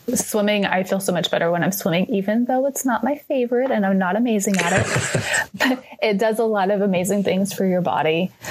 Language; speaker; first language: English; native; English